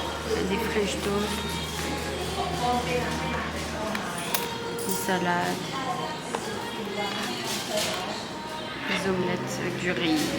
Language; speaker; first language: French; native; French